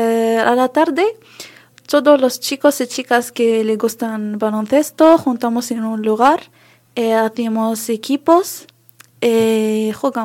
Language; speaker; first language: Spanish; non-native, learner; Arabic